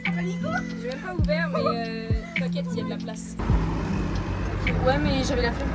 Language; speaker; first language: French; native; French